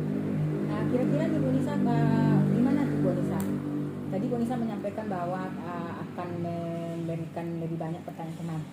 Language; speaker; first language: Indonesian; native; Indonesian